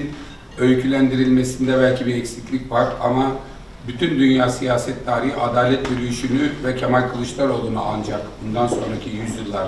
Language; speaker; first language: Turkish; native; Turkish